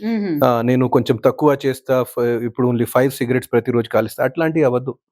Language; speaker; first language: Telugu; non-native, fluent; Hindi